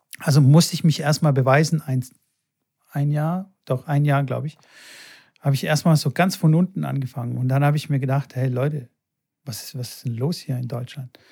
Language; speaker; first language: German; early bilingual, other home language; Bulgarian